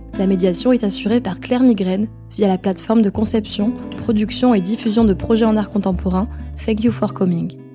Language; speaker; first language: French; native; French